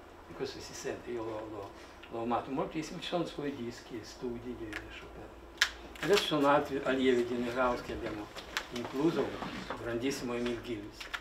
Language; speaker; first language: Italian; non-native, fluent; Russian